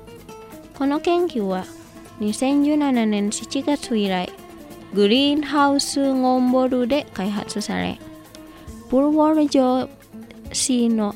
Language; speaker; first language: Japanese; non-native, fluent; Indonesian